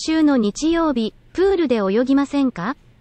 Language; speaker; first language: Japanese; non-native, learner; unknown